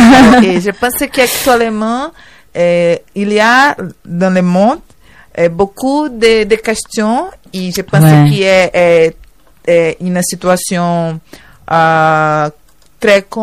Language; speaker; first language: French; non-native, learner; Portuguese